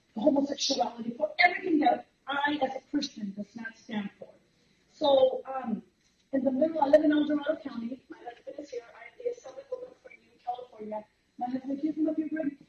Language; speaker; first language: English; native; English